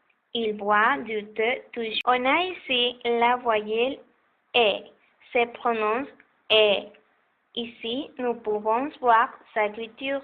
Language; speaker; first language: French; non-native, learner; Spanish